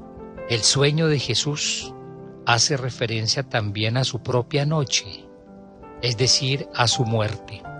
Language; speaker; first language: Spanish; native; Spanish